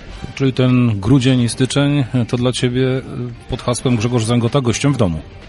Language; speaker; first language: Polish; native; Polish